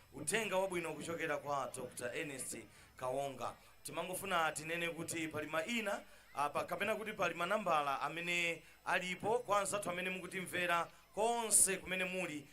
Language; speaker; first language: Nyanja; native; Nyanja